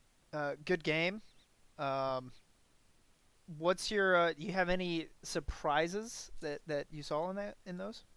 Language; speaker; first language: English; native; English